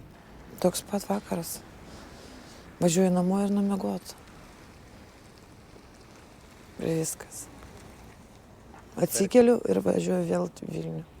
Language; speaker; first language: Lithuanian; early bilingual, other home language; Russian